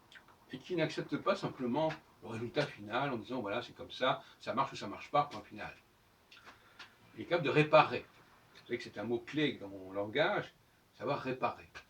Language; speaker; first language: French; native; French